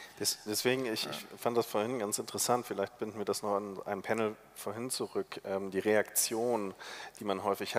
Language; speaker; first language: German; native; German